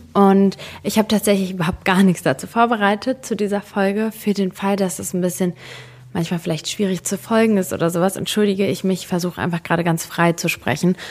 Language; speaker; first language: German; early bilingual, other home language; Serbian